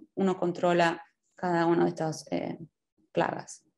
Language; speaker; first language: Spanish; native; Spanish